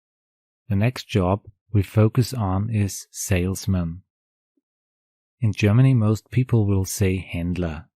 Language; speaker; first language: English; non-native, fluent; German